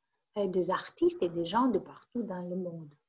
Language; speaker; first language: French; non-native, fluent; Greek